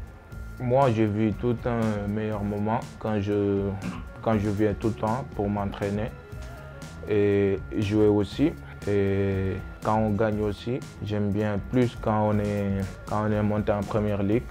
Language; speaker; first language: French; non-native, local second language; Wolof